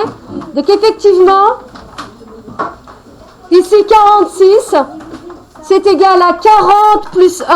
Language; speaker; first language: French; native; French